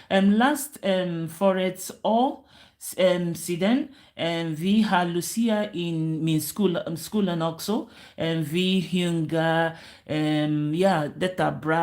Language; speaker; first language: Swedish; non-native, learner; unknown